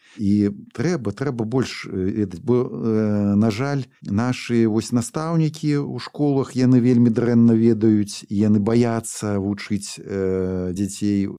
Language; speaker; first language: Belarusian; non-native, local second language; Russian